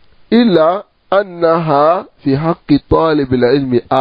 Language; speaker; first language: Arabic; non-native, fluent; French